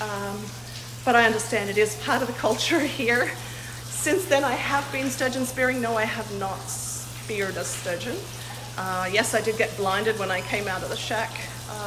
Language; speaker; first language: English; native; English